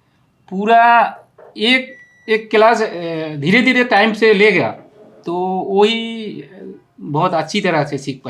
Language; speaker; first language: Hindi; non-native, local second language; Bangla